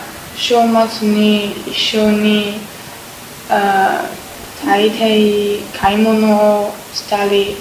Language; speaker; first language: Japanese; non-native, learner; Chinese